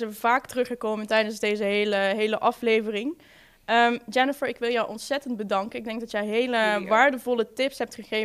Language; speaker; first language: Dutch; native; Dutch